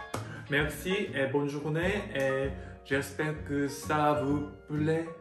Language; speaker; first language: French; non-native, learner; Korean